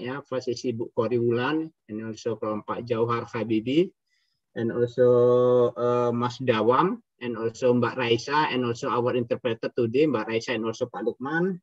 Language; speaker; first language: English; non-native, fluent; Indonesian